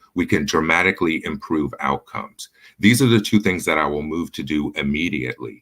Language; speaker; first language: English; native; English